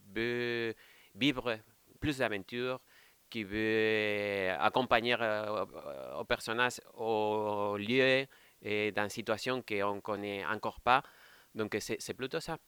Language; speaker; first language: French; non-native, fluent; Spanish